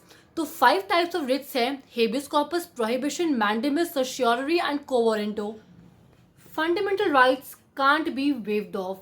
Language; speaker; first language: Hindi; native; Hindi